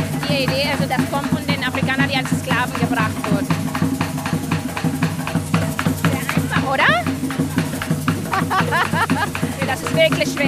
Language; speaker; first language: German; non-native, fluent; Spanish